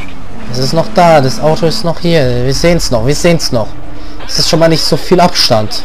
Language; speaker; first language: German; native; German